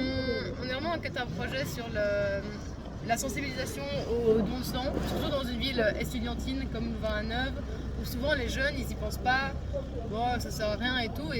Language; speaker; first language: French; native; French